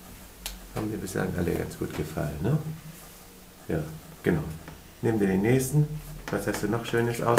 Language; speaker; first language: German; native; German